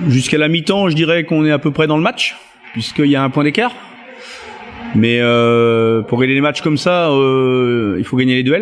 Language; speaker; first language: French; native; French